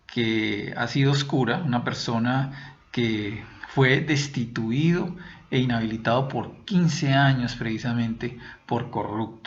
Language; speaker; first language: Spanish; native; Spanish